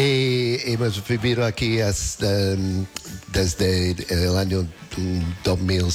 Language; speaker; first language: Spanish; non-native, learner; English